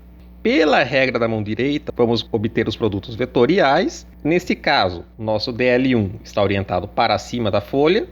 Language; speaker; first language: Portuguese; native; Portuguese